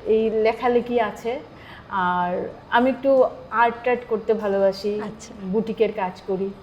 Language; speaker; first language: Bangla; native; Bangla